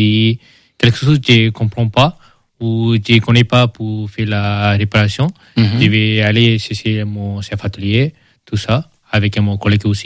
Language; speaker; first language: French; early bilingual, other home language; Malay